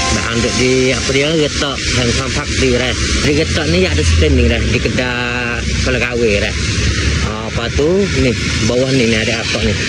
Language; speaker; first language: Malay; native; Malay